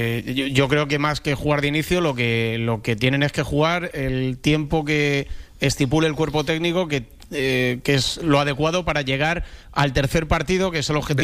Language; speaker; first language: Spanish; native; Spanish